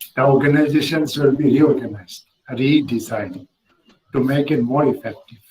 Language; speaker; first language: English; non-native, local second language; Assamese